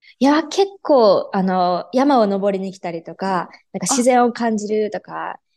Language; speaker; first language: Japanese; native; Japanese